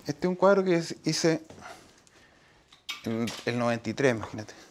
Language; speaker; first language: Spanish; native; Spanish